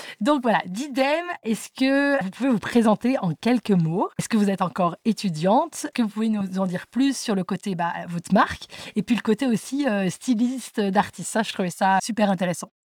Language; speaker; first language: French; native; French